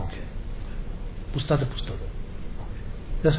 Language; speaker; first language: Russian; non-native, learner; Tibetan